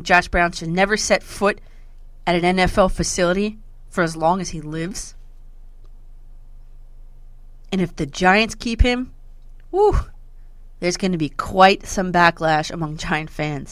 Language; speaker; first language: English; native; English